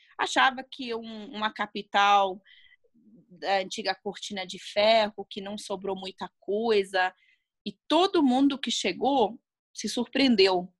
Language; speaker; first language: Portuguese; non-native, fluent; Hungarian